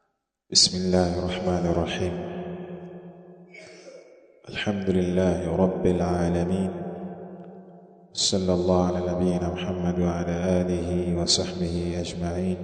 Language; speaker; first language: Arabic; non-native, fluent; Swahili